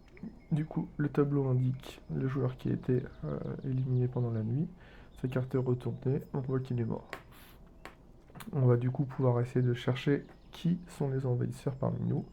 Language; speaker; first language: French; native; French